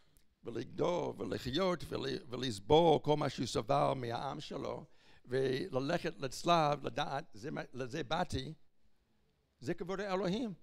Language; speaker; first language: Hebrew; non-native, fluent; English